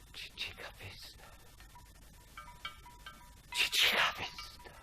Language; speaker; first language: Italian; non-native, learner; English